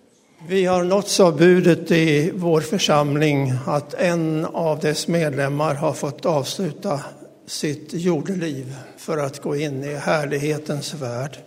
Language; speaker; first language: Swedish; native; Swedish